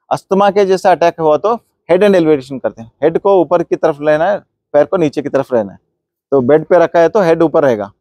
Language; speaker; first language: Hindi; non-native, local second language; Kannada